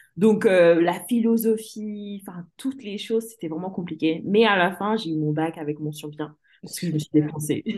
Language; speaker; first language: French; early bilingual, other home language; English